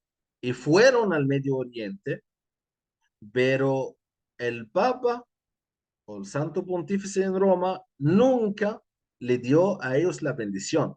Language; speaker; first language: Spanish; non-native, fluent; Arabic